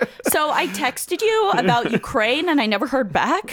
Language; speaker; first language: English; early bilingual, other home language; Russian